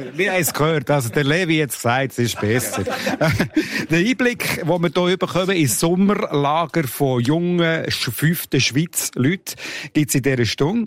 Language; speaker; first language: German; native; German